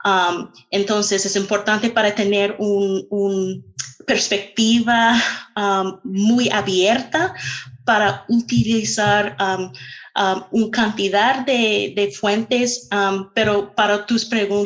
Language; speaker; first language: Spanish; non-native, fluent; English